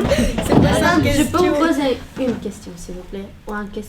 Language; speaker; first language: French; early bilingual, other home language; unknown